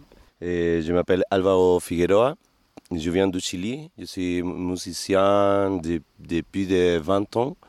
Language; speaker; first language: French; non-native, fluent; Spanish